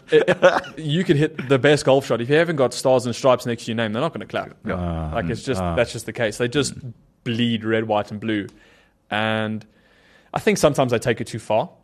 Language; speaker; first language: English; native; English